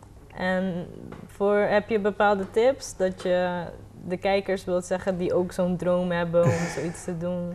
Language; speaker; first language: Dutch; non-native, local second language; Papiamento